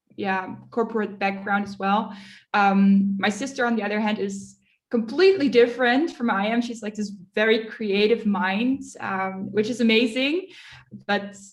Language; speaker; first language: English; early bilingual, other home language; Dutch